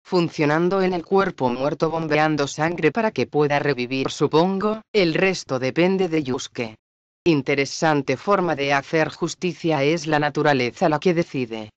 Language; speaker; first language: Spanish; native; Spanish